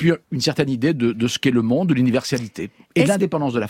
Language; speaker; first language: French; native; French